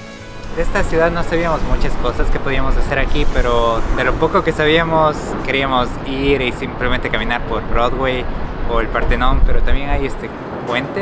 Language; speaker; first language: Spanish; native; Spanish